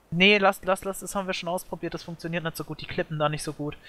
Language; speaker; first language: German; native; German